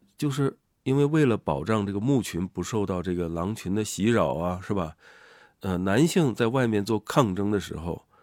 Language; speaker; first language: Chinese; native; Chinese